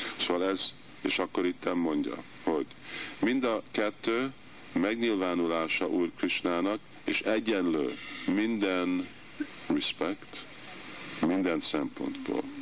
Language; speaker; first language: Hungarian; early bilingual, heritage; Hungarian